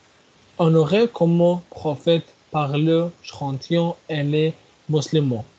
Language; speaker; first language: French; non-native, learner; Arabic